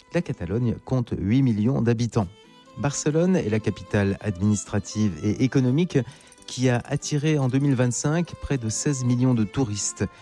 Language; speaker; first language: French; native; French